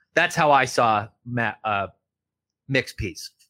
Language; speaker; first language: English; native; English